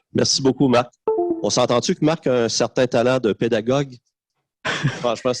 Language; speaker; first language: French; native; French